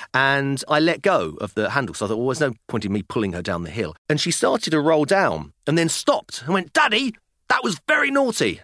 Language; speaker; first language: English; native; English